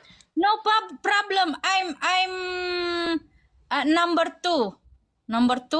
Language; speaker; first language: English; non-native, learner; Indonesian